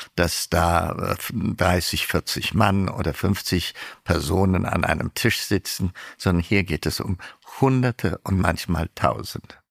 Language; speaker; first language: German; non-native, fluent; Amharic